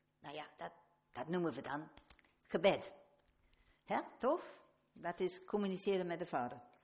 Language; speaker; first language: Dutch; non-native, fluent; English